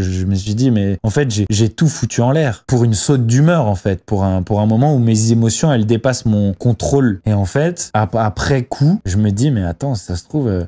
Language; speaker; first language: French; native; French